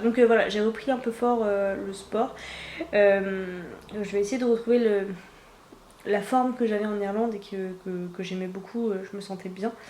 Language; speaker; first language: French; native; French